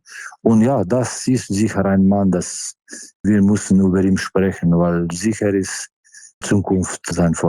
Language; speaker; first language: German; non-native, fluent; Slovenian